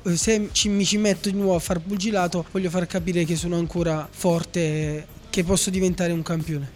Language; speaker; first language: Italian; native; Italian